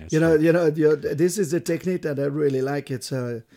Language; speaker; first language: English; non-native, fluent; French